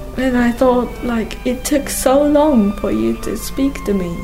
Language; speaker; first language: English; non-native, fluent; Japanese